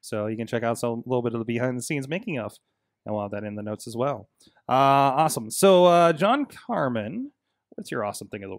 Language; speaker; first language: English; native; English